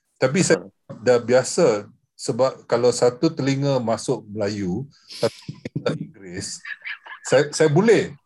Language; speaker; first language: Malay; non-native, local second language; English